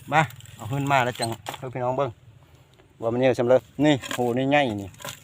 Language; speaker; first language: Thai; native; Thai